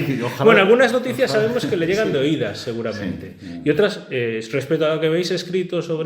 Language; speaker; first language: Spanish; native; Spanish